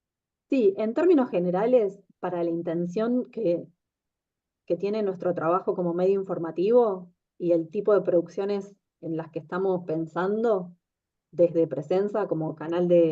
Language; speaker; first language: Spanish; native; Spanish